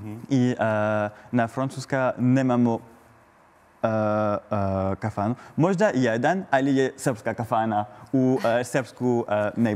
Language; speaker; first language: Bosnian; non-native, learner; French